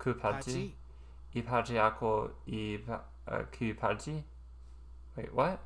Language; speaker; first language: Korean; non-native, learner; English